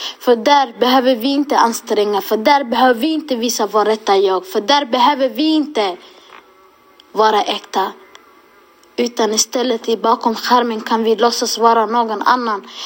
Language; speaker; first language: Swedish; non-native, local second language; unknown